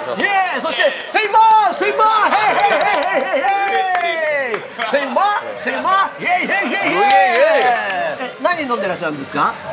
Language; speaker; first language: Japanese; native; Japanese